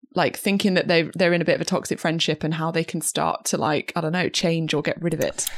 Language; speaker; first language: English; native; English